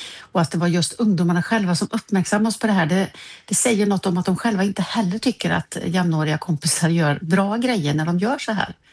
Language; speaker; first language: Swedish; native; Swedish